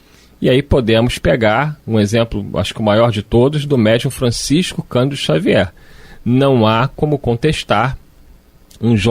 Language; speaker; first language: Portuguese; native; Portuguese